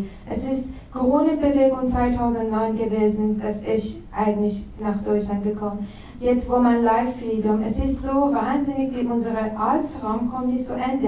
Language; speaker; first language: German; non-native, fluent; Persian